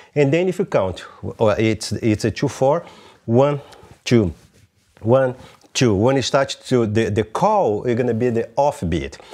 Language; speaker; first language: English; non-native, fluent; Portuguese